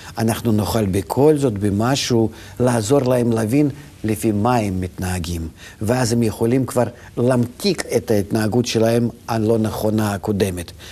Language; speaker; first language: Hebrew; non-native, fluent; Russian